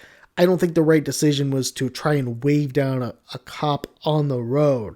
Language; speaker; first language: English; native; English